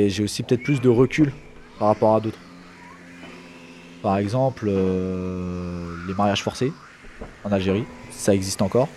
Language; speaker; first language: French; early bilingual, other home language; Kabyle